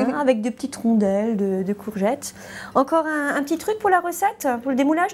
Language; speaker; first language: French; native; French